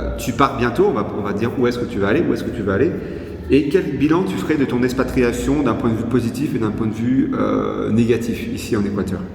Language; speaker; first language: French; native; French